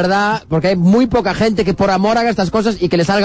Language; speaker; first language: Spanish; native; Spanish